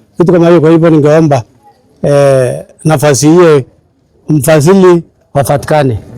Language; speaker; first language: Swahili; non-native, local second language; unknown